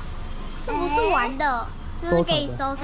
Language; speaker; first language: Chinese; early bilingual, heritage; Chinese